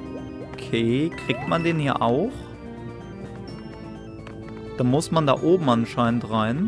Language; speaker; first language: German; native; German